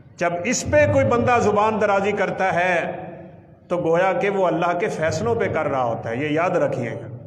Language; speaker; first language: Urdu; non-native, local second language; Punjabi